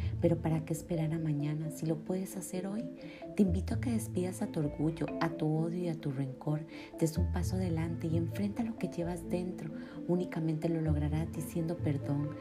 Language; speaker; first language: Spanish; native; Spanish